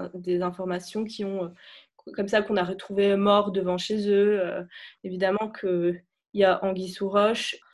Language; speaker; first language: French; native; French